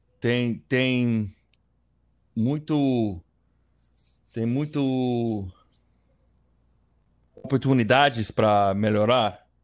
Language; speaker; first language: Portuguese; non-native, learner; English